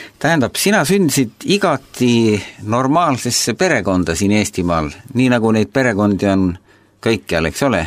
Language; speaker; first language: Estonian; native; Estonian